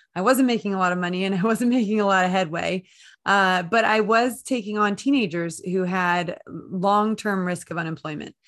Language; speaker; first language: English; native; English